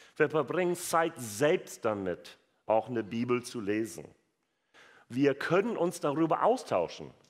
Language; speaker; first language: German; non-native, fluent; English